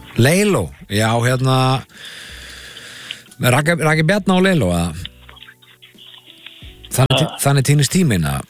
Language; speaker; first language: Icelandic; native; Icelandic